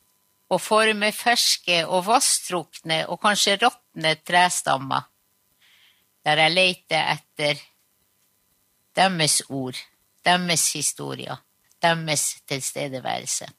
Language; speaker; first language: Norwegian; non-native, local second language; Northern Sami